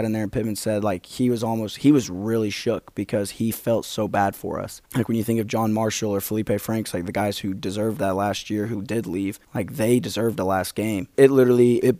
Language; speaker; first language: English; native; English